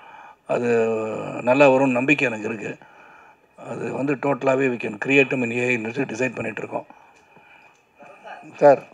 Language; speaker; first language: Tamil; native; Tamil